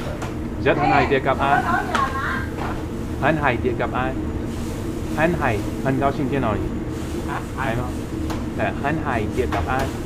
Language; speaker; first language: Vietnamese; non-native, learner; English